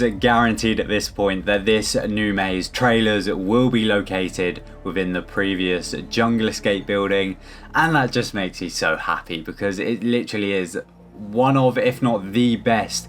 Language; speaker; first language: English; native; English